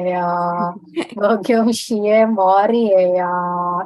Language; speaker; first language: Korean; non-native, fluent; Indonesian